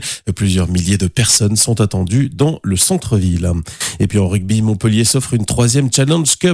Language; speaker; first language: French; native; French